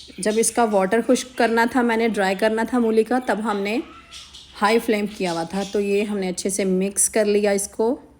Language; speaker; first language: Urdu; non-native, local second language; Punjabi